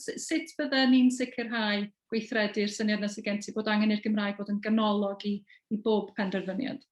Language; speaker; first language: Welsh; native; Welsh